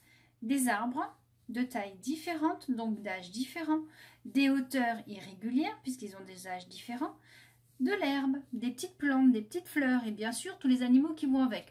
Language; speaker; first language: French; native; French